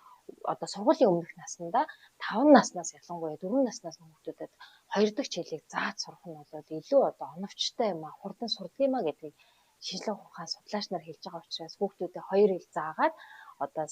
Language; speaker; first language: Mongolian; native; Mongolian